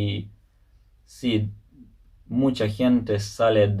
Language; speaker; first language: Spanish; non-native, fluent; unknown